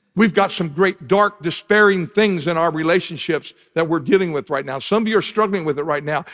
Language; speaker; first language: English; native; English